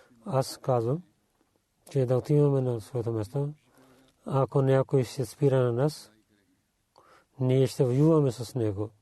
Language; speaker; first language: Bulgarian; non-native, learner; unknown